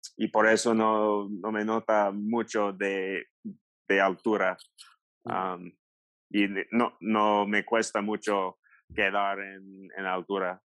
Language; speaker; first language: Spanish; non-native, learner; English